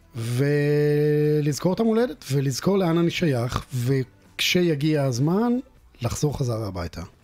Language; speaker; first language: Hebrew; native; Hebrew